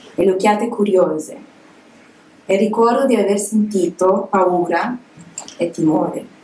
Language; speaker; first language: Italian; non-native, fluent; English